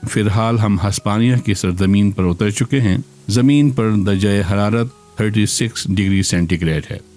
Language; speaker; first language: Urdu; non-native, local second language; Brahui